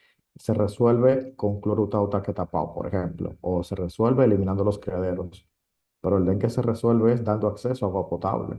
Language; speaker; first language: Spanish; native; Spanish